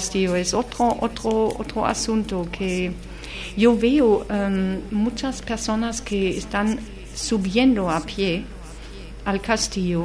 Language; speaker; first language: Spanish; non-native, fluent; German